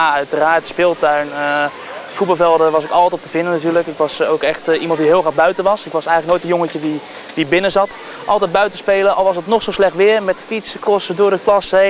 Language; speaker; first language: Dutch; native; Dutch